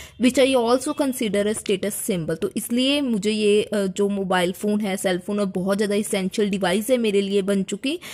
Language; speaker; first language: Hindi; native; Hindi